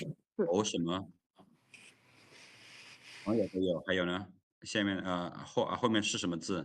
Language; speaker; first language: Chinese; non-native, fluent; Lao